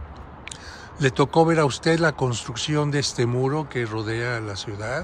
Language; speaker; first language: Spanish; native; Spanish